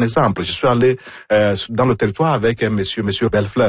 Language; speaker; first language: French; non-native, fluent; Igbo